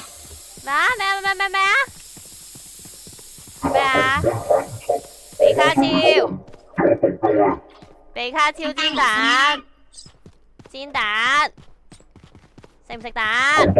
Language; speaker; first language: Chinese; native; Chinese